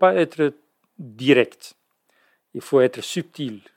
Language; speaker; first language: French; native; French